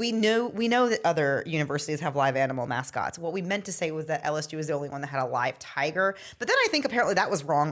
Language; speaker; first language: English; native; English